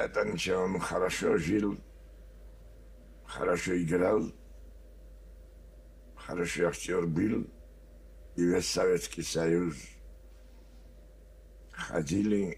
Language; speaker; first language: Russian; non-native, learner; Georgian